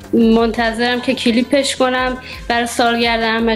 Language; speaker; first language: Persian; native; Persian